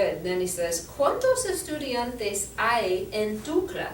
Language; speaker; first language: Spanish; non-native, fluent; English